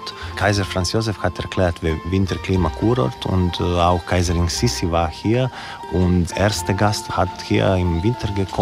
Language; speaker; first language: German; non-native, learner; Croatian